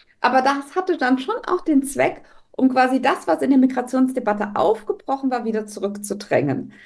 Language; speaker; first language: German; native; German